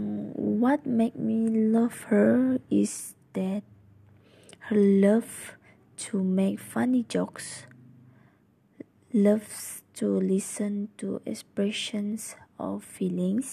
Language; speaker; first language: English; non-native, local second language; Malay